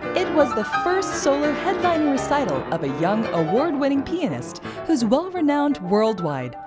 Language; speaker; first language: English; native; English